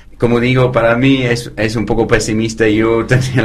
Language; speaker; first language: Spanish; non-native, fluent; English